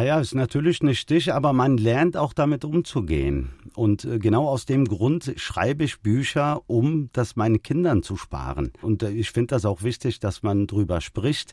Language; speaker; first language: German; early bilingual, other home language; Turkish